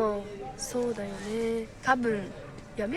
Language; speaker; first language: Japanese; non-native, learner; Slovak